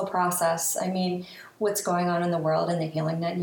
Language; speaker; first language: English; native; English